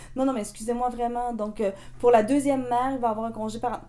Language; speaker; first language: French; native; French